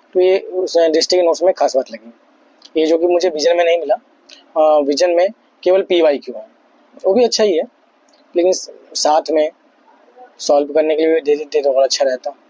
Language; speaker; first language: Hindi; native; Hindi